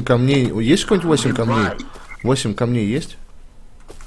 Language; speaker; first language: Russian; native; Russian